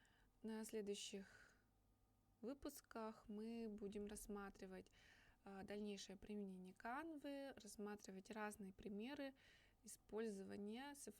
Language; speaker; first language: Russian; native; Russian